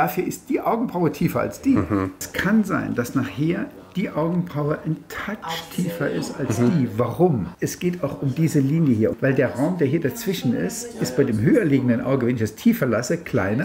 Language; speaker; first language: German; native; German